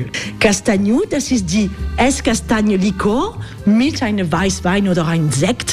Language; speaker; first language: German; non-native, learner; French